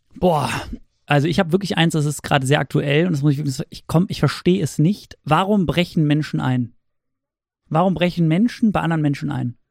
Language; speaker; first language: German; native; German